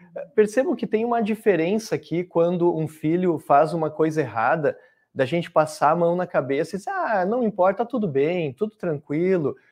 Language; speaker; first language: Portuguese; native; Portuguese